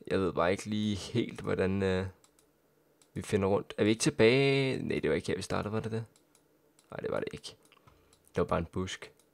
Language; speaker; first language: Danish; native; Danish